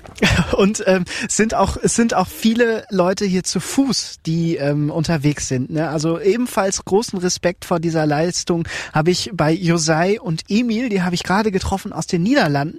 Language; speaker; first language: German; native; German